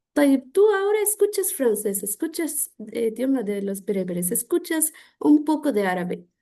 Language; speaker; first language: Spanish; non-native, fluent; Arabic